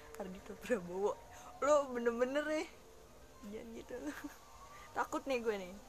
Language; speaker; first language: Indonesian; native; Indonesian